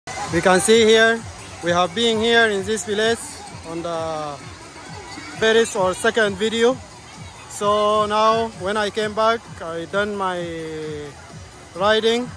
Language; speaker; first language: English; non-native, learner; Arabic